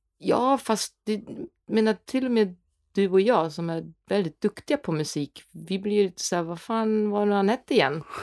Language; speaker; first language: Swedish; non-native, fluent; German